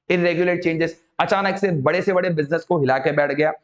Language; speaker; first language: Hindi; native; Hindi